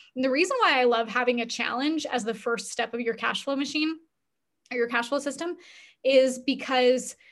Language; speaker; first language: English; native; English